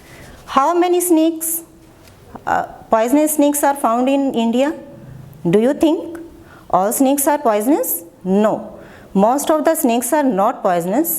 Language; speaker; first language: English; non-native, local second language; Gujarati